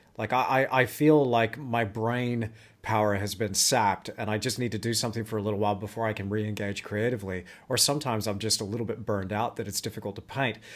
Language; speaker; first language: English; native; English